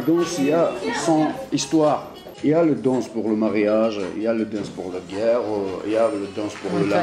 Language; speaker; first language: French; non-native, learner; Georgian